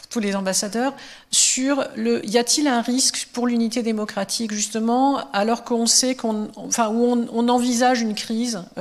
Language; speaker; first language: French; native; French